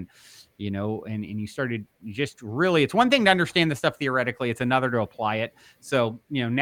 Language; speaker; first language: English; native; English